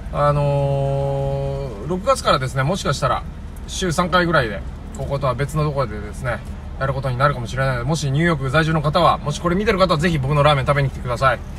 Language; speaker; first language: Japanese; native; Japanese